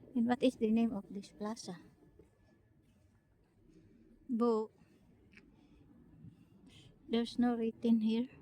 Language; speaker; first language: English; non-native, learner; Filipino